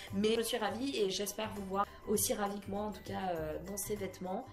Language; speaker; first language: French; native; French